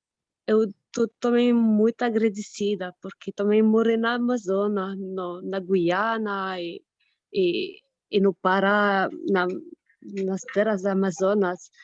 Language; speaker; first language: Portuguese; non-native, fluent; French